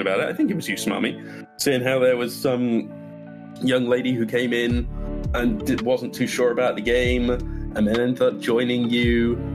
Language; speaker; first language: English; native; English